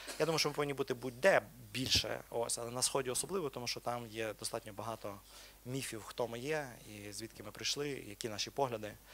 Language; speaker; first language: Ukrainian; native; Ukrainian